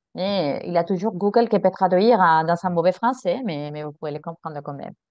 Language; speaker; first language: French; non-native, fluent; Spanish